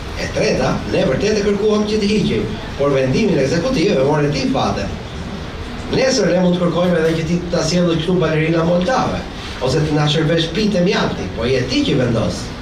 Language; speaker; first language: Albanian; native; Albanian